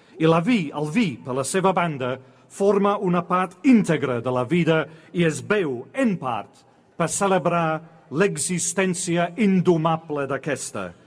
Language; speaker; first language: Catalan; non-native, fluent; English